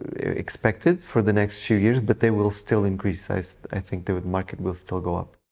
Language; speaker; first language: English; non-native, fluent; Portuguese